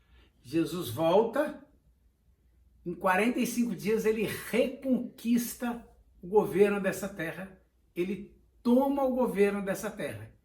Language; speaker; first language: Portuguese; native; Portuguese